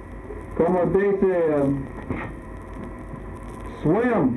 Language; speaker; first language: Spanish; non-native, learner; English